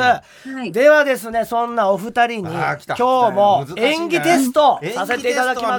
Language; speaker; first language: Japanese; native; Japanese